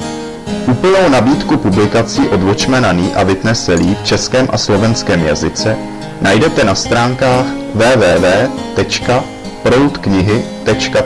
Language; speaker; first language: Czech; native; Czech